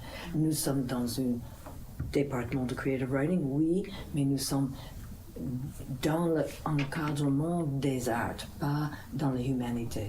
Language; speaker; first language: French; non-native, fluent; English